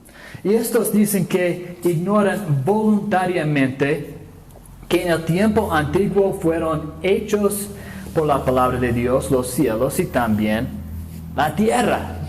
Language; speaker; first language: Spanish; non-native, fluent; English